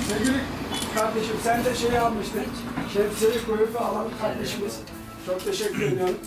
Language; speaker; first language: Turkish; native; Turkish